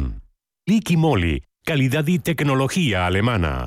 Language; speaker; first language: Spanish; native; Spanish